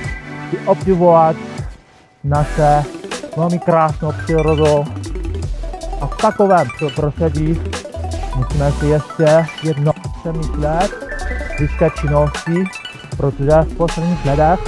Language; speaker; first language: Czech; non-native, learner; Chinese